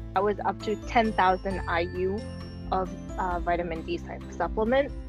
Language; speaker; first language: English; non-native, local second language; Cantonese